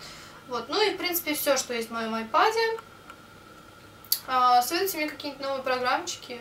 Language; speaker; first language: Russian; native; Russian